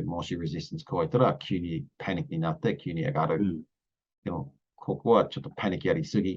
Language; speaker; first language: Japanese; non-native, learner; English